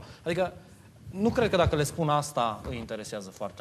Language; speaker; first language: Romanian; native; Romanian